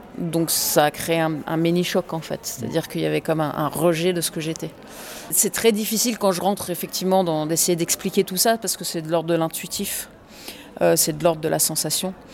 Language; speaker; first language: French; early bilingual, other home language; English